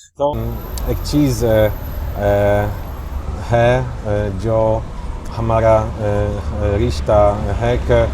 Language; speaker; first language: Hindi; non-native, learner; Polish